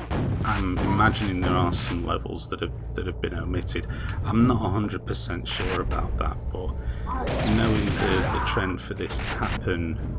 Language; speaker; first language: English; native; English